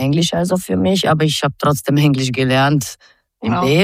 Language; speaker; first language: German; non-native, fluent; Croatian